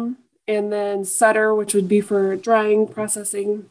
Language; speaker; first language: English; native; English